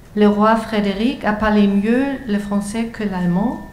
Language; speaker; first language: French; non-native, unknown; German